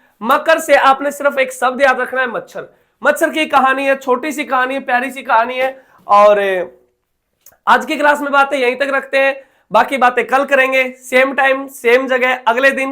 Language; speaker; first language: Hindi; native; Hindi